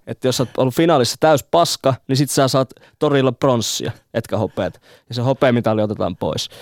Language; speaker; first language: Finnish; native; Finnish